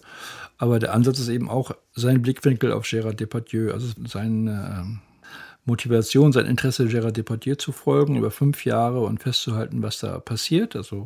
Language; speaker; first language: German; native; German